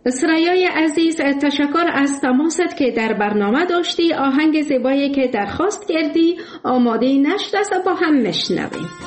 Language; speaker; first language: Persian; native; Persian